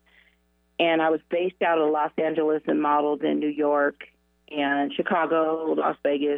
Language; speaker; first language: English; native; English